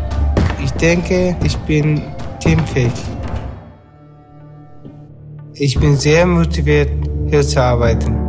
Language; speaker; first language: German; non-native, learner; Tigrinya